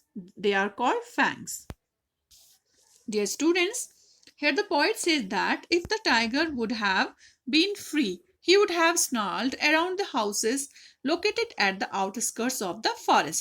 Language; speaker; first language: English; non-native, local second language; Hindi